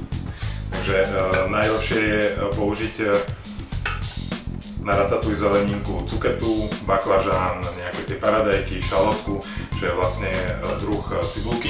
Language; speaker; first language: Slovak; native; Slovak